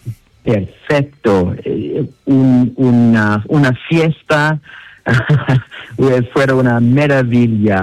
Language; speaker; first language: Spanish; non-native, learner; English